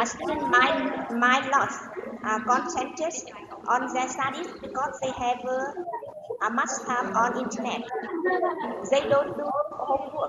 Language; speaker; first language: English; non-native, learner; Vietnamese